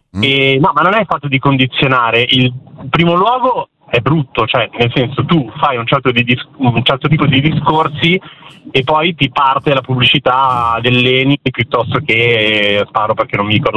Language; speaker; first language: Italian; native; Italian